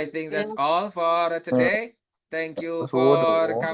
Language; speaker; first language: English; non-native, fluent; Indonesian